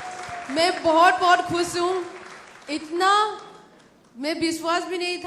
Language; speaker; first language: Hindi; non-native, local second language; Manipuri